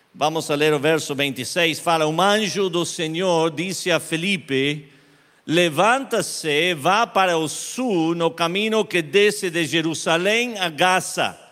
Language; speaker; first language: Portuguese; non-native, learner; Spanish